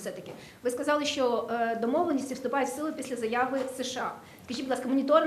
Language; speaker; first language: Ukrainian; native; Ukrainian